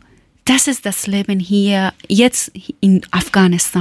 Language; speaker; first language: German; non-native, learner; Persian